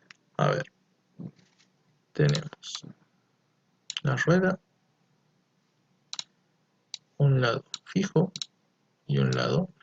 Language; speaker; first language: Spanish; native; Spanish